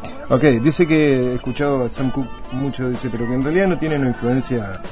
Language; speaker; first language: Spanish; native; Spanish